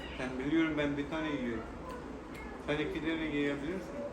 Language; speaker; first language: Turkish; non-native, learner; Urdu